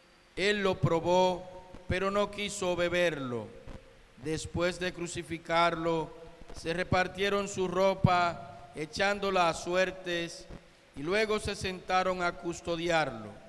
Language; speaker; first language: Spanish; native; Spanish